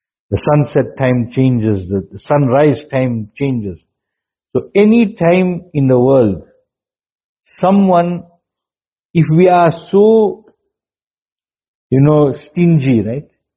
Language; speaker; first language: English; native; English